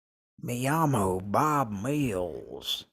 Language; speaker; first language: Spanish; non-native, learner; English